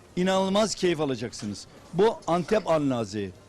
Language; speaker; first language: Turkish; native; Turkish